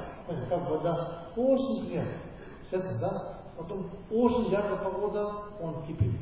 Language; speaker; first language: Russian; non-native, learner; Tibetan